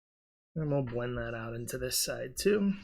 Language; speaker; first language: English; native; English